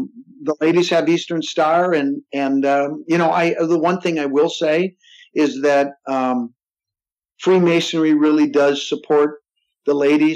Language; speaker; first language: English; native; English